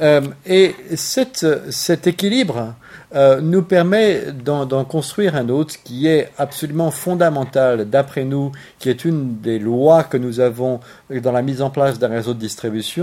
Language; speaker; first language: French; native; French